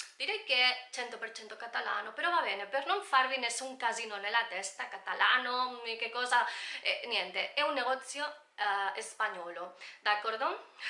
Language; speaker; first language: Italian; non-native, fluent; Spanish